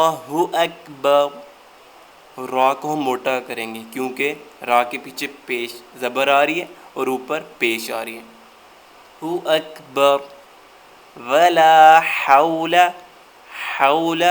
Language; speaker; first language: Urdu; native; Urdu